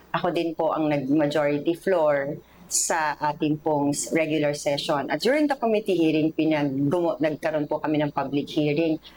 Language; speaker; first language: Filipino; native; Filipino